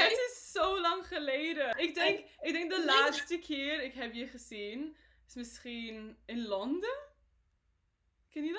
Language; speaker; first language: Dutch; non-native, learner; English